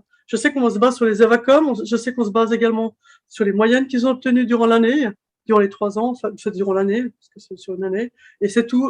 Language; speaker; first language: French; native; French